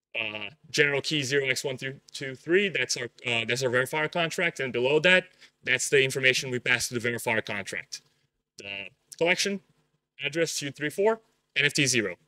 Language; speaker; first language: English; non-native, fluent; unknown